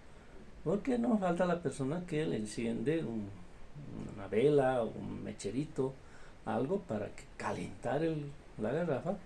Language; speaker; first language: Spanish; native; Spanish